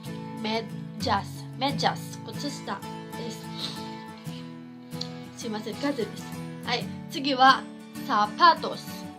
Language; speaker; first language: Japanese; non-native, fluent; Cebuano